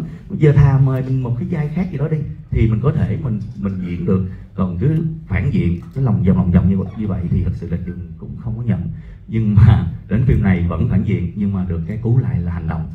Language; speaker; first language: Vietnamese; native; Vietnamese